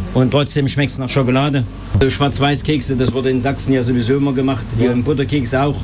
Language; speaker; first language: German; native; German